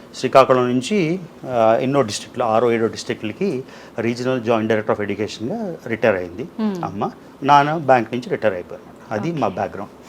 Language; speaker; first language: Telugu; native; Telugu